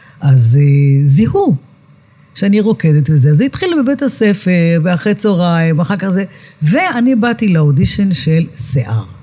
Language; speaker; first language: Hebrew; native; Hebrew